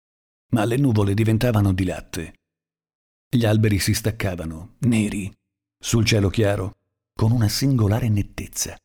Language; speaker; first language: Italian; native; Italian